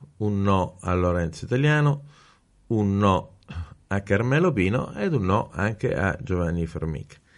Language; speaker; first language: Italian; native; Italian